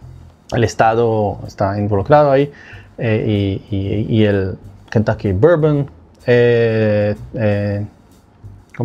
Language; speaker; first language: Spanish; non-native, fluent; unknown